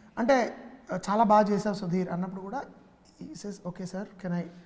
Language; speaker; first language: Telugu; native; Telugu